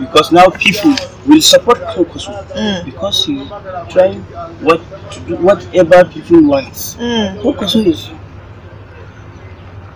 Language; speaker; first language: English; non-native, local second language; Hausa